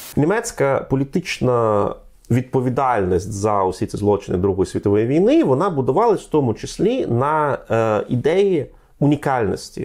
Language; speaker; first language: Ukrainian; non-native, fluent; Russian